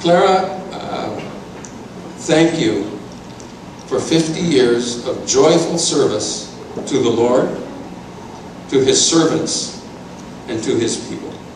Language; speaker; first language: English; native; English